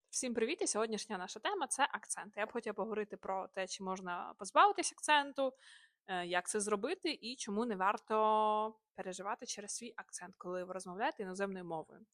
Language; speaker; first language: Ukrainian; native; Ukrainian